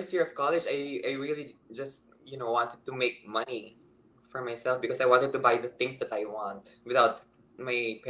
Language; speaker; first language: English; non-native, local second language; Filipino